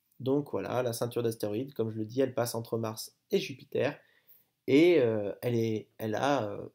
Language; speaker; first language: French; native; French